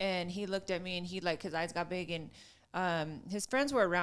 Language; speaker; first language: English; native; English